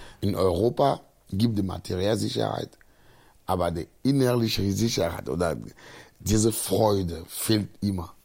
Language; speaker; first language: German; non-native, fluent; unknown